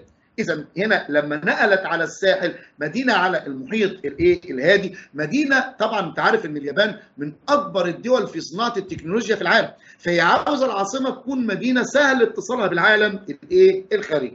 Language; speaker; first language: Arabic; native; Arabic